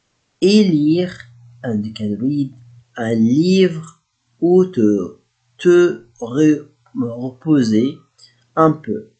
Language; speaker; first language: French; non-native, fluent; Arabic